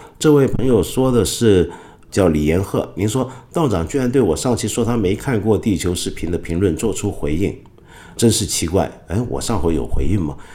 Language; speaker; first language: Chinese; non-native, local second language; Cantonese